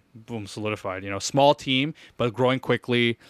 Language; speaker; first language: English; native; English